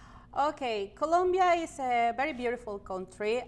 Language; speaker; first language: English; non-native, learner; Spanish